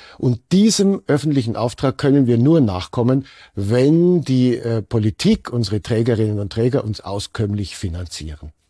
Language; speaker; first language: German; native; German